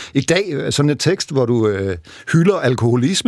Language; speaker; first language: Danish; native; Danish